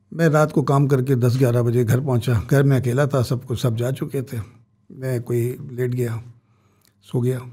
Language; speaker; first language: Urdu; native; Urdu